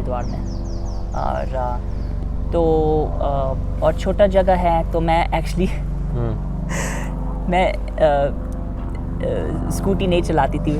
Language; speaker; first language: Hindi; non-native, fluent; English